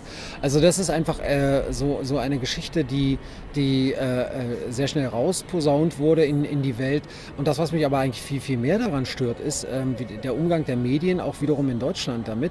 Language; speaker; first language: German; native; German